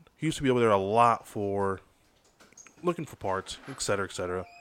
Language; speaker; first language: English; early bilingual, other home language; Spanish